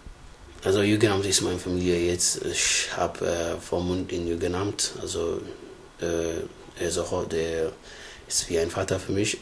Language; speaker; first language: German; non-native, learner; Somali